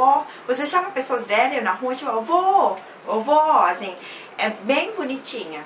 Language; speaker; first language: Portuguese; non-native, fluent; Thai